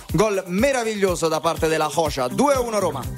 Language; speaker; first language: Italian; native; Italian